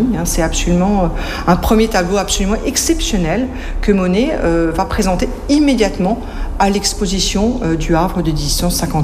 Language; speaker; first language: French; native; French